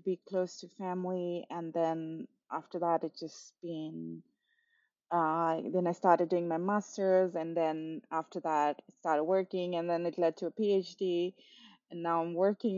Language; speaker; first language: English; non-native, local second language; Nepali